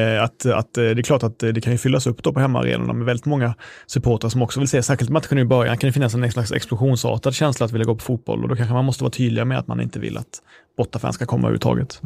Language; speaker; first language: Swedish; native; Swedish